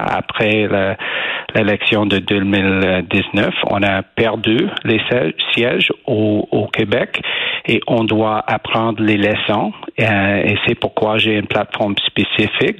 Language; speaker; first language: French; non-native, learner; English